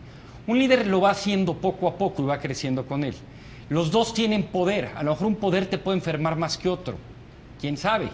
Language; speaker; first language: Spanish; native; Spanish